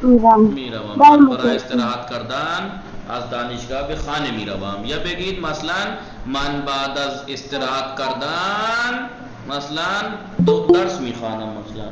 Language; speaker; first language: Persian; non-native, fluent; Urdu